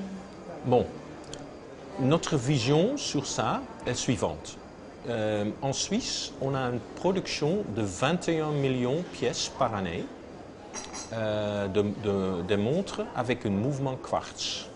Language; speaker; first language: French; non-native, fluent; Dutch